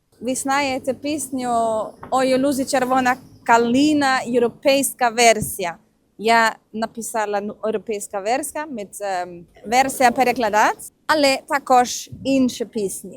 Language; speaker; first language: Ukrainian; non-native, learner; German